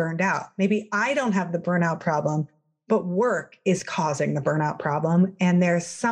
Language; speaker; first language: English; native; English